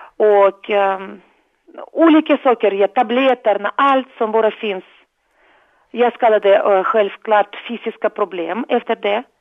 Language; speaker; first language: Swedish; non-native, fluent; Russian